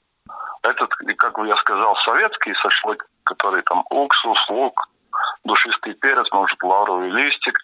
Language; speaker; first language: Russian; non-native, local second language; Latvian